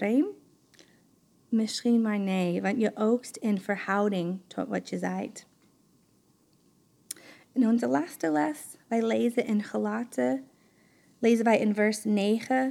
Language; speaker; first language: Dutch; non-native, fluent; English